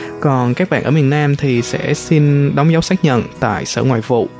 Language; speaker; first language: Vietnamese; native; Vietnamese